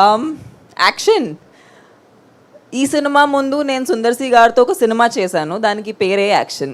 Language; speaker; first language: Telugu; non-native, fluent; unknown